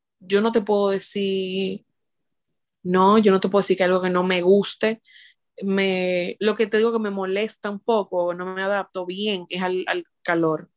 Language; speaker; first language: Spanish; native; Spanish